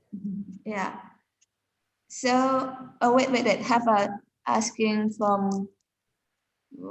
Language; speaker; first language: English; non-native, learner; Indonesian